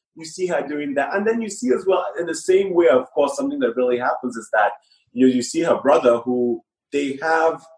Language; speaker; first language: English; non-native, local second language; Yoruba